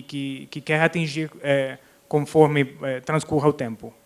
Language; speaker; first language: Portuguese; non-native, fluent; Spanish